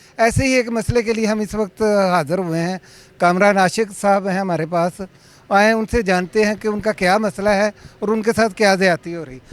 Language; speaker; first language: Urdu; non-native, local second language; Punjabi